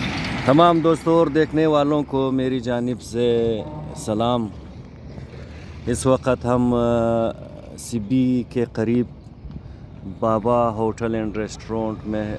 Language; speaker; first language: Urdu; non-native, local second language; Hazaragi